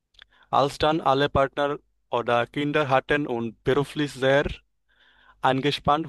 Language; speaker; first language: German; non-native, learner; Bangla